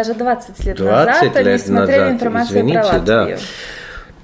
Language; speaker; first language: Russian; non-native, local second language; Latvian